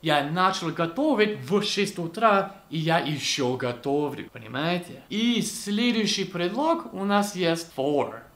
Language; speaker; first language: Russian; non-native, fluent; English